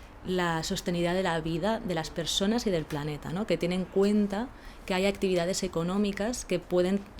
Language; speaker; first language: Spanish; native; Spanish